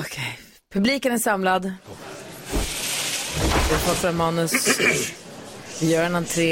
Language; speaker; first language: Swedish; native; Swedish